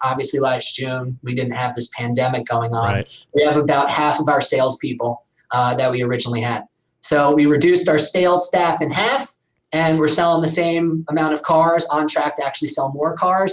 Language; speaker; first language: English; native; English